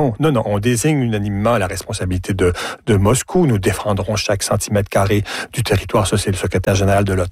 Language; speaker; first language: French; native; French